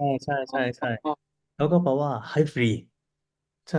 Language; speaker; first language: Thai; non-native, learner; Cantonese